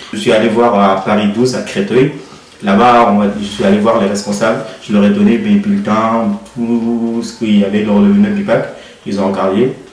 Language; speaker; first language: French; non-native, local second language; Soninke